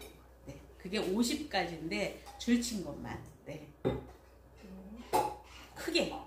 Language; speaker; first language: Korean; native; Korean